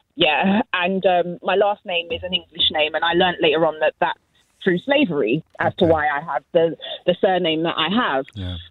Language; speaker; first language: English; native; English